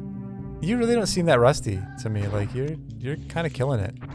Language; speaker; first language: English; native; English